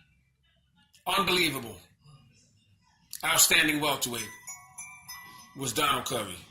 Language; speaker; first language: English; native; English